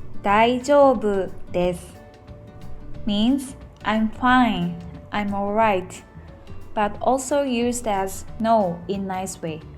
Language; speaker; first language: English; non-native, fluent; Japanese